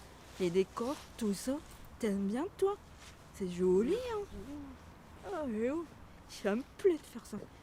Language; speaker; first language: French; native; French